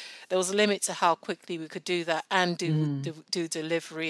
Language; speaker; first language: English; non-native, local second language; Yoruba